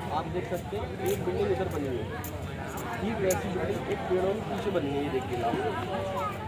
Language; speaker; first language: Hindi; native; Hindi